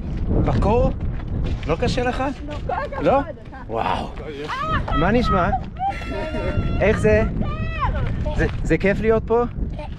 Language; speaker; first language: Hebrew; non-native, fluent; English